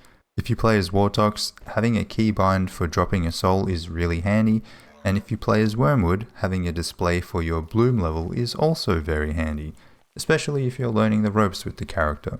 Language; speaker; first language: English; native; English